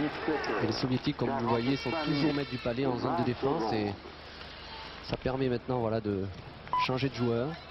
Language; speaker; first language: French; native; French